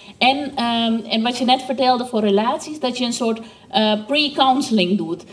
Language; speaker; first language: Dutch; non-native, fluent; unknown